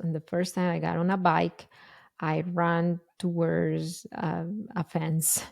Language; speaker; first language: English; non-native, fluent; Spanish